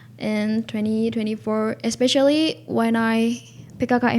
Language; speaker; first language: English; non-native, learner; Indonesian